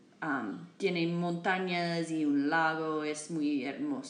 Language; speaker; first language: Spanish; non-native, learner; English